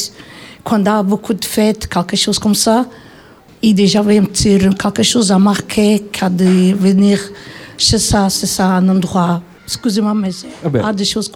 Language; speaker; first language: French; non-native, learner; Portuguese